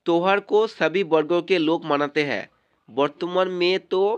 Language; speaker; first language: Hindi; non-native, local second language; Bangla